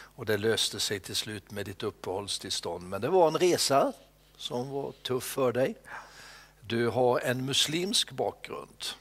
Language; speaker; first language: Swedish; native; Swedish